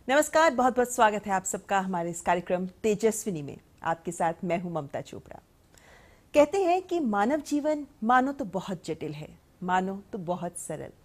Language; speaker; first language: Hindi; native; Hindi